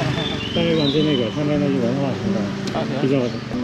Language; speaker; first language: Chinese; non-native, fluent; Japanese